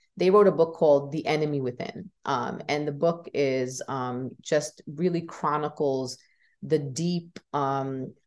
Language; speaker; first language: English; native; English